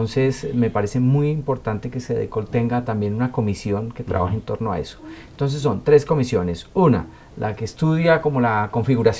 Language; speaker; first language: Spanish; native; Spanish